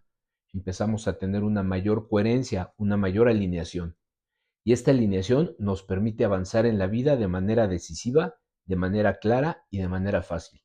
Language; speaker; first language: Spanish; native; Spanish